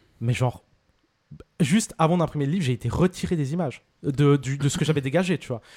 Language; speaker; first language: French; early bilingual, other home language; Spanish